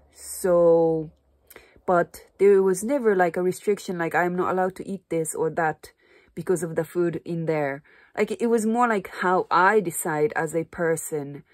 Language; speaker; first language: English; non-native, fluent; Japanese